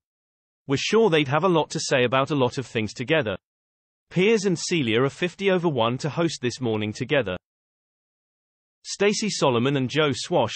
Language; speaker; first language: English; native; English